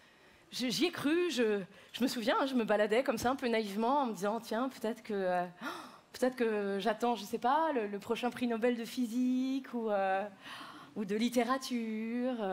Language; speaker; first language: French; native; French